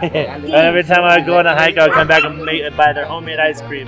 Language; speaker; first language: English; native; English